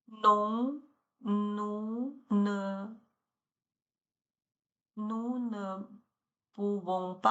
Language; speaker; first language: French; non-native, learner; Chinese